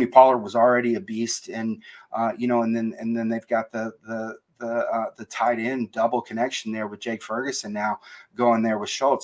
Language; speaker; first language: English; native; English